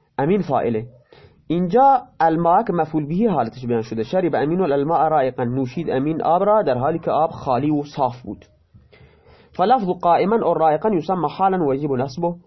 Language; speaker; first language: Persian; non-native, local second language; Baluchi